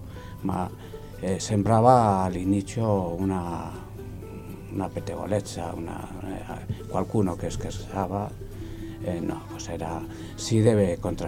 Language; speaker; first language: Italian; non-native, learner; Spanish